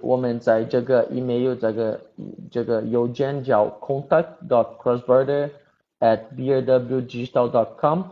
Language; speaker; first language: Chinese; non-native, learner; Portuguese